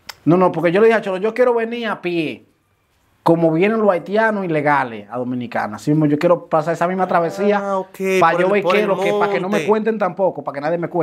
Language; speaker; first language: Spanish; native; Spanish